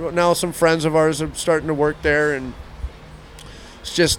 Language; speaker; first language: English; native; English